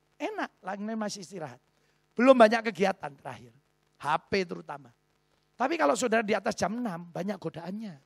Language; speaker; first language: Indonesian; native; Indonesian